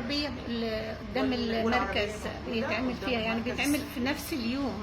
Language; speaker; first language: Arabic; native; Arabic